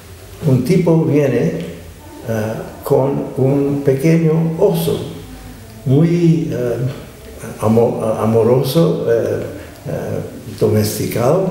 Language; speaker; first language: Spanish; non-native, fluent; English